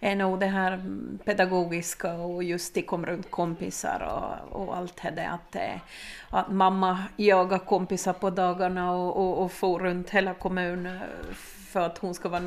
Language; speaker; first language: Swedish; native; Swedish